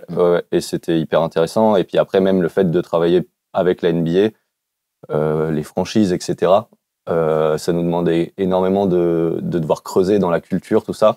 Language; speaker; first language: French; native; French